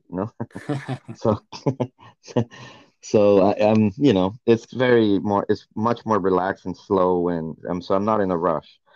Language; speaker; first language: English; non-native, fluent; Portuguese